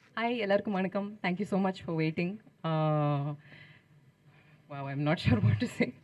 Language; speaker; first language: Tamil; non-native, learner; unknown